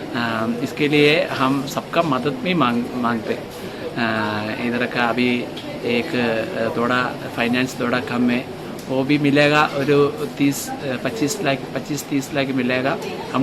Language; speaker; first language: Hindi; non-native, local second language; Malayalam